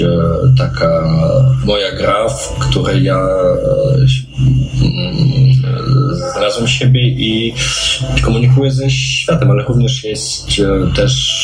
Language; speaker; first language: Polish; non-native, fluent; Russian